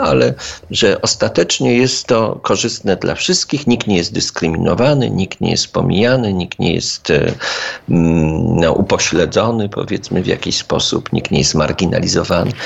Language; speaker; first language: Polish; native; Polish